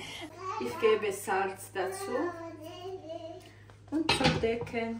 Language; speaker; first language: German; non-native, learner; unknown